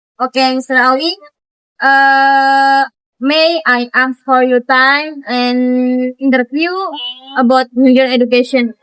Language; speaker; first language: English; non-native, learner; Indonesian